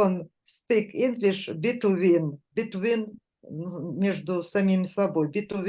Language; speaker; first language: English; non-native, learner; Russian